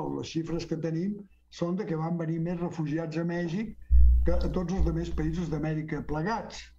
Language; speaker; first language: Catalan; early bilingual, heritage; Catalan